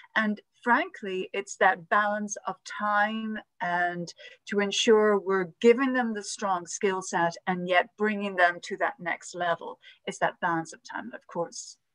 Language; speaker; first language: English; native; English